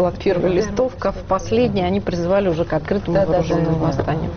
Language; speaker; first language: Russian; native; Russian